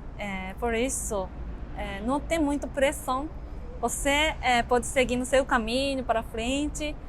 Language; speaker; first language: Portuguese; non-native, learner; Japanese